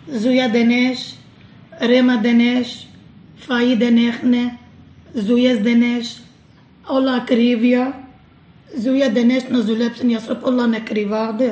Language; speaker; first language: Greek; non-native, local second language; Arabic